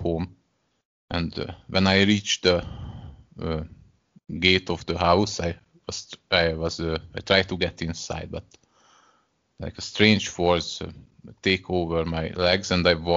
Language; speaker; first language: English; non-native, fluent; Hungarian